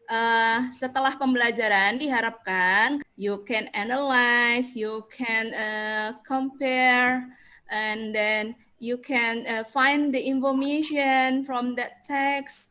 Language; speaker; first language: English; non-native, learner; Indonesian